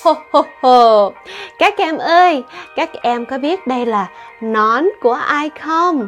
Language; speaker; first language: Vietnamese; early bilingual, heritage; Vietnamese